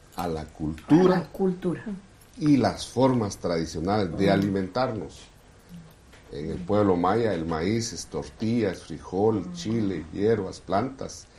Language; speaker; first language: Spanish; non-native, local second language; Kʼicheʼ